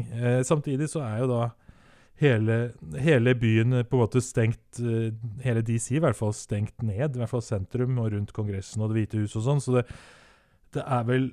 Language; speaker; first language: Norwegian; native; Norwegian